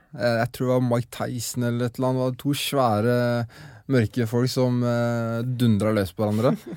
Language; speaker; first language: Norwegian; native; Norwegian